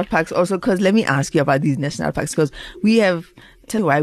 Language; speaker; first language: English; non-native, local second language; Xhosa